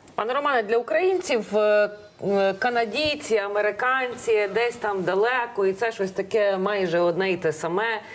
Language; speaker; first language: Ukrainian; native; Ukrainian